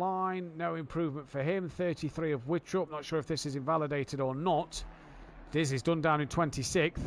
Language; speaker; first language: English; native; English